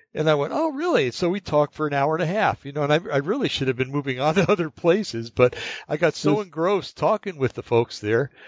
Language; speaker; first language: English; native; English